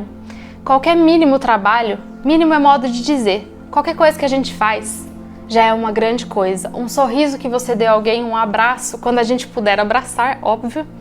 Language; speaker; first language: Portuguese; native; Portuguese